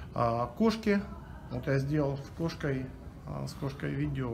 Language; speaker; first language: Russian; native; Russian